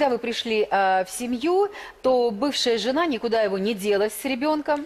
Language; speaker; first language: Russian; native; Russian